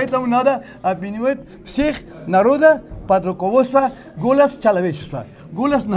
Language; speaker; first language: Russian; non-native, learner; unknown